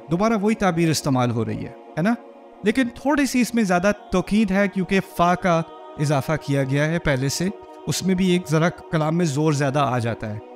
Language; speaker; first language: Urdu; early bilingual, heritage; Urdu